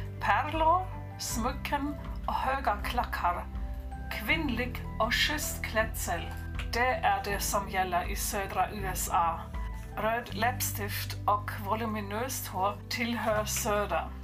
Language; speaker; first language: Swedish; non-native, fluent; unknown